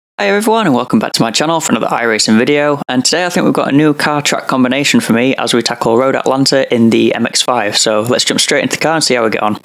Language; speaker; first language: English; native; English